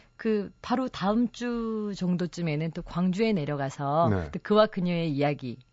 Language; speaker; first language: Korean; native; Korean